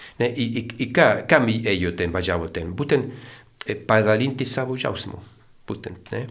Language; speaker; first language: Lithuanian; non-native, fluent; Spanish